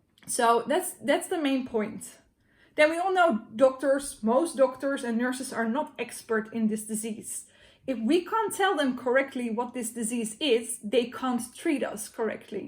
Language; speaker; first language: English; non-native, fluent; Dutch